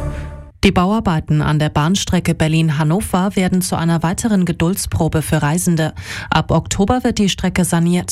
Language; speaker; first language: German; native; German